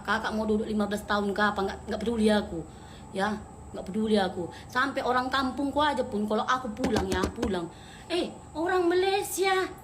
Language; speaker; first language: Indonesian; non-native, local second language; Malay